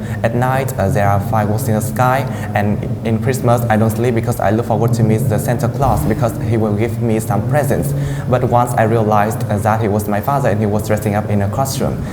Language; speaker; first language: English; non-native, fluent; Vietnamese